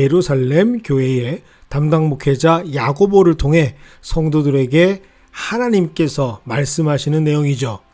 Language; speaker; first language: Korean; native; Korean